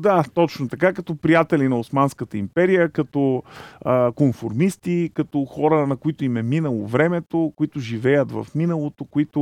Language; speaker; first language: Bulgarian; native; Bulgarian